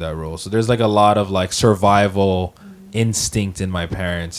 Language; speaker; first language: English; native; English